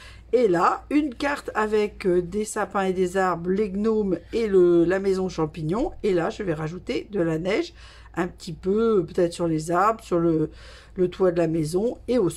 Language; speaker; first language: French; native; French